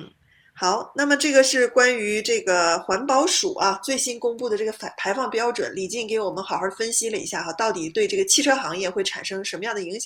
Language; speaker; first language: Chinese; native; Chinese